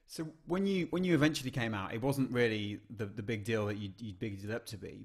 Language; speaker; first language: English; native; English